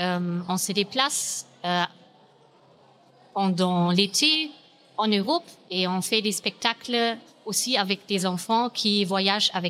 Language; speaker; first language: French; non-native, fluent; German